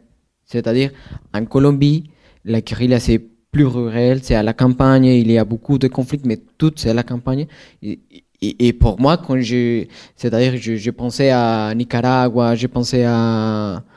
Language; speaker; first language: French; non-native, fluent; Spanish